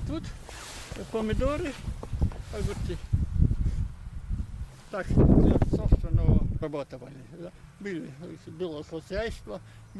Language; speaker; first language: Russian; native; Russian